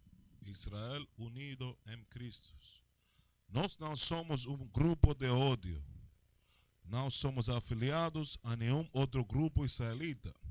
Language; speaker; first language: Portuguese; non-native, learner; Spanish